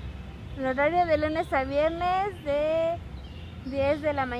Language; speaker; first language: Spanish; native; Spanish